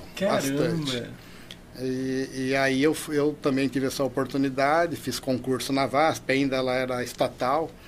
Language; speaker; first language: Portuguese; native; Portuguese